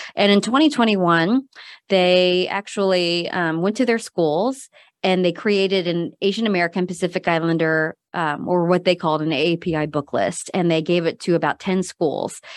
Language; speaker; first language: English; native; English